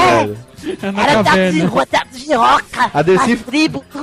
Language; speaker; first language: Portuguese; native; Portuguese